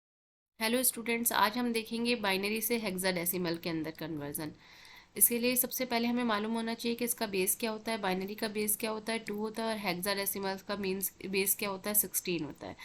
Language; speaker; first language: Hindi; native; Hindi